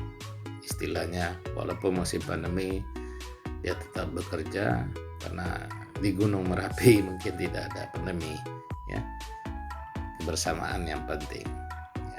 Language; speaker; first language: Indonesian; non-native, local second language; Minangkabau